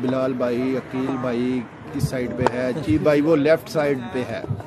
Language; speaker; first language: Urdu; non-native, local second language; Punjabi